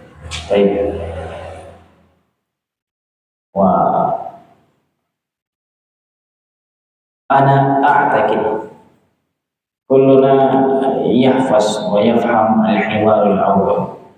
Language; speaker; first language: Arabic; non-native, fluent; Indonesian